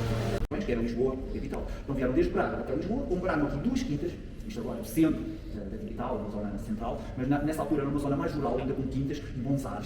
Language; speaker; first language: Portuguese; native; Portuguese